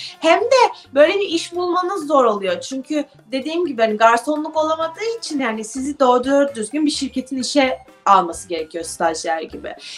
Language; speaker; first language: Turkish; native; Turkish